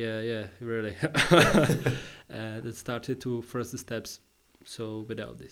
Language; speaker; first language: English; non-native, learner; Czech